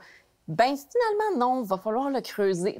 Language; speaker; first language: French; native; French